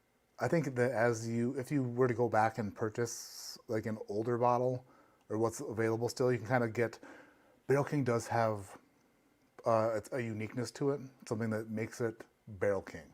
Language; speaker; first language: English; native; English